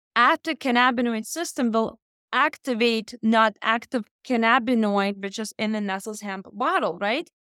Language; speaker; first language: English; non-native, fluent; Lithuanian